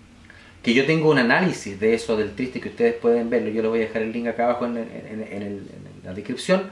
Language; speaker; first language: Spanish; native; Spanish